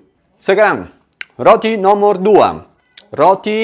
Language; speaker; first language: Indonesian; non-native, learner; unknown